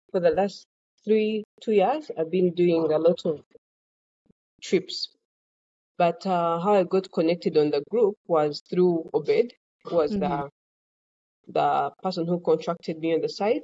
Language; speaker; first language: English; non-native, local second language; Ganda